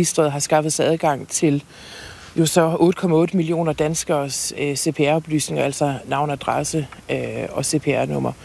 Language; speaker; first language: Danish; native; Danish